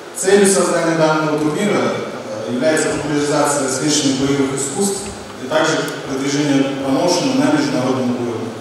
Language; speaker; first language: Russian; non-native, local second language; Uzbek